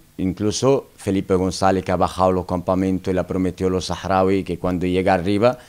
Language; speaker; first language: Spanish; non-native, local second language; Arabic